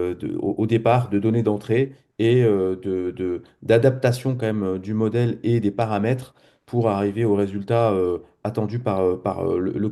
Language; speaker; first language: French; native; French